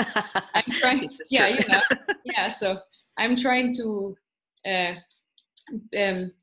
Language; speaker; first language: English; non-native, fluent; Italian